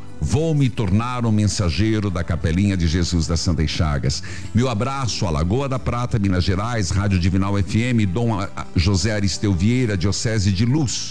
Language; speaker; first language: Portuguese; native; Portuguese